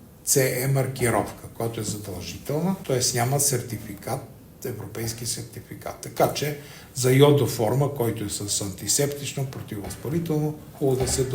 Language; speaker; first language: Bulgarian; native; Bulgarian